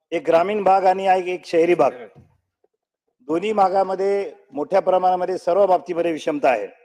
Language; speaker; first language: Marathi; native; Marathi